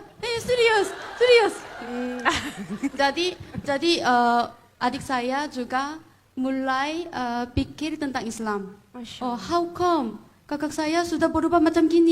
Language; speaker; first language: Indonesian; non-native, fluent; Korean